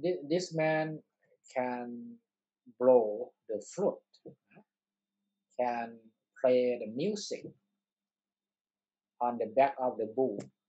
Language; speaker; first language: English; non-native, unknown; Thai